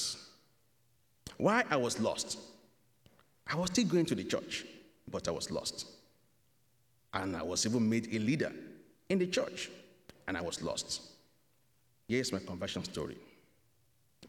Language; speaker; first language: English; non-native, local second language; Yoruba